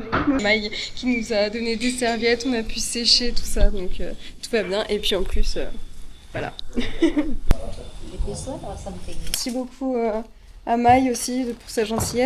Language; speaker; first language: French; native; French